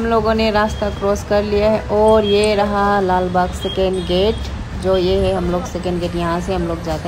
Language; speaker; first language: Hindi; non-native, local second language; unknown